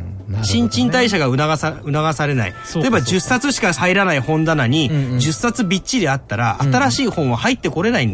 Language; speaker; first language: Japanese; native; Japanese